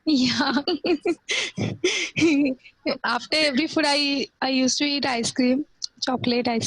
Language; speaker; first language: English; non-native, learner; Hindi